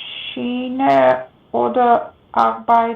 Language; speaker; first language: German; non-native, learner; Macedonian